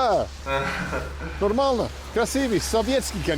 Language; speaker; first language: Russian; non-native, learner; English